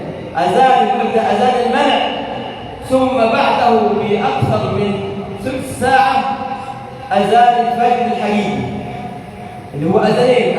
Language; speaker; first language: Arabic; native; Arabic